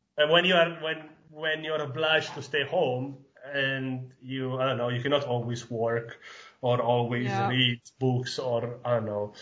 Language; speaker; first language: English; non-native, fluent; Italian